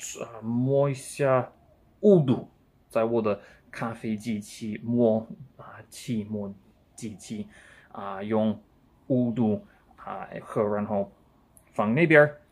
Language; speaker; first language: Chinese; non-native, learner; English